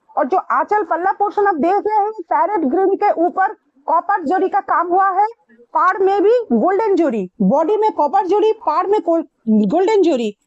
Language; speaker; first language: Hindi; non-native, local second language; Bangla